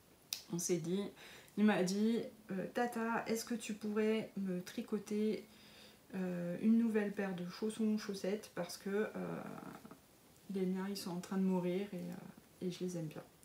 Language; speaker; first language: French; native; French